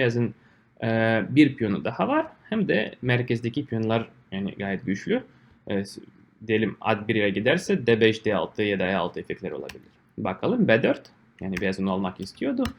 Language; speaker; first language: Turkish; non-native, fluent; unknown